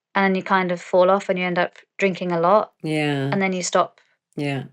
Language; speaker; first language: English; native; English